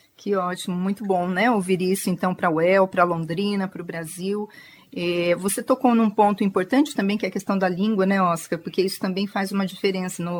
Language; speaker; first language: Portuguese; native; Portuguese